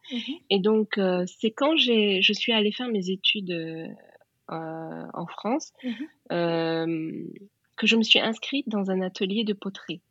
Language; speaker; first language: French; non-native, local second language; Wolof